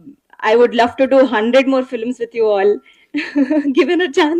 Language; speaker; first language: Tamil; non-native, fluent; Telugu